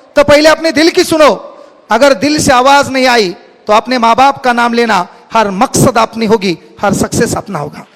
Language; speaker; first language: Hindi; non-native, local second language; Marathi